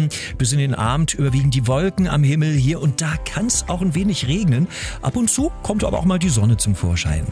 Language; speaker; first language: German; native; German